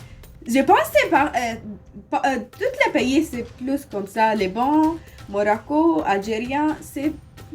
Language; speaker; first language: French; non-native, learner; Arabic